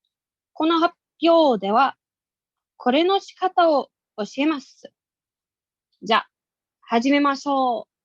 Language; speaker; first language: Japanese; non-native, learner; English